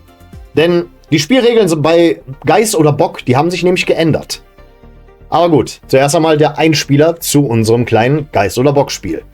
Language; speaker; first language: German; native; German